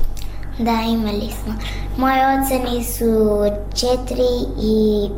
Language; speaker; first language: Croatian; non-native, learner; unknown